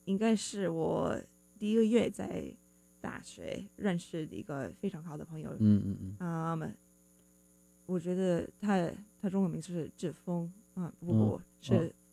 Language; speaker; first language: Chinese; non-native, fluent; English